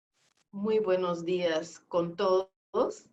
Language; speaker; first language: Spanish; non-native, fluent; Portuguese